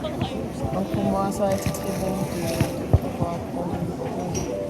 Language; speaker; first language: French; non-native, learner; German